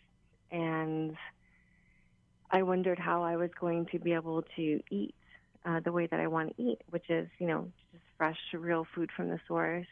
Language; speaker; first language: English; native; English